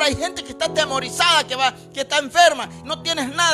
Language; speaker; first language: Spanish; native; Spanish